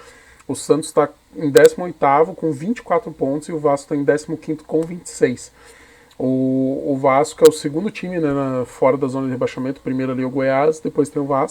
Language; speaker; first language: Portuguese; native; Portuguese